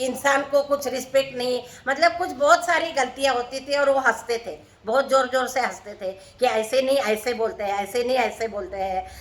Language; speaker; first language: Hindi; non-native, local second language; Marathi